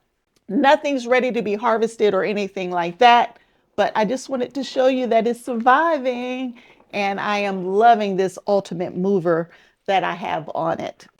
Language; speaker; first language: English; native; English